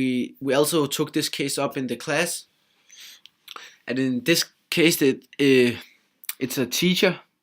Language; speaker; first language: English; non-native, fluent; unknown